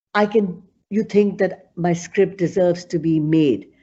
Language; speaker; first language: English; non-native, local second language; Punjabi